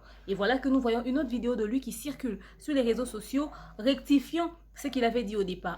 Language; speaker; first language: French; non-native, local second language; Lingala